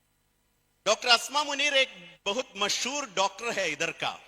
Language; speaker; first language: Hindi; non-native, fluent; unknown